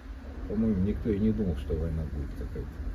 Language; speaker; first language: Russian; native; Russian